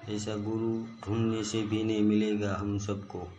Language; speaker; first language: Hindi; non-native, local second language; Gujarati